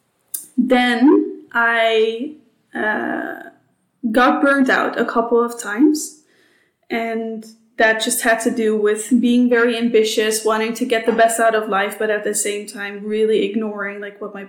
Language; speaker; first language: English; non-native, fluent; Dutch